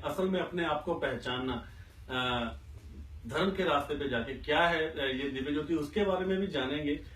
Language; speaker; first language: Hindi; non-native, local second language; Punjabi